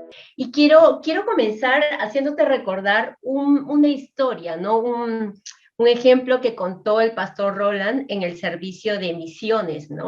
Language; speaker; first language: Spanish; native; Spanish